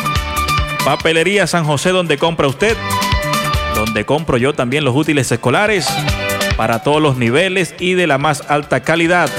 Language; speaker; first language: Spanish; native; Spanish